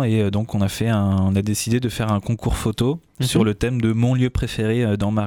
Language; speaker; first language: French; native; French